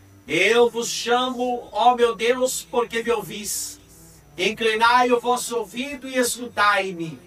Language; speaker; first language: Portuguese; native; Portuguese